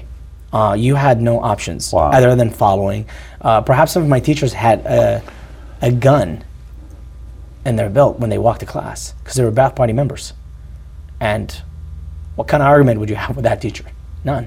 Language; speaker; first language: English; non-native, fluent; Arabic